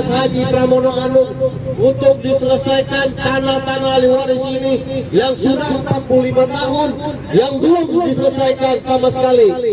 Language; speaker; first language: Indonesian; native; Indonesian